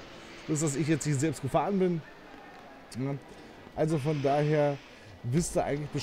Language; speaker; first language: German; native; German